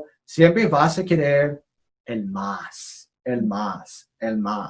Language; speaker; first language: Spanish; non-native, learner; English